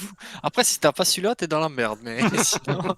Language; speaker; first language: French; native; French